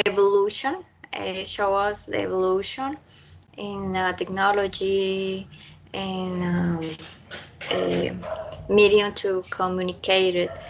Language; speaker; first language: English; non-native, learner; Spanish